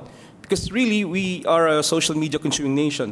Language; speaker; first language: English; non-native, local second language; Filipino